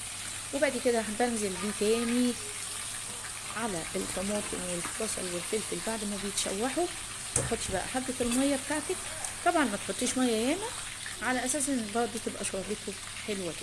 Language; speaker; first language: Arabic; native; Arabic